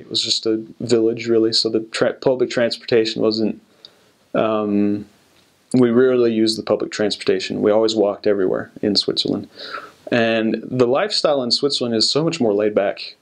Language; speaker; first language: English; native; English